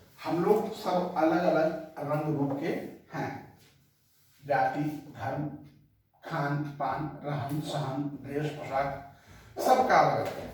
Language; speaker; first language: Hindi; native; Hindi